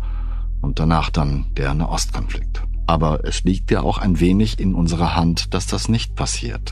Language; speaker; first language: German; native; German